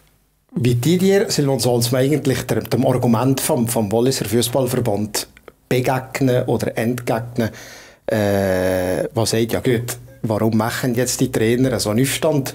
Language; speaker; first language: German; native; German